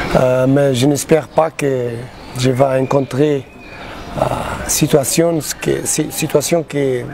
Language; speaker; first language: French; non-native, learner; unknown